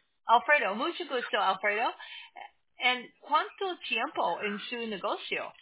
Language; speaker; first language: Spanish; non-native, learner; English